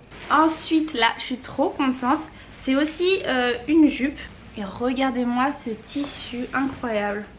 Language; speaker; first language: French; native; French